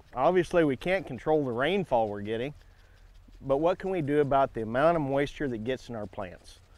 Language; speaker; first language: English; native; English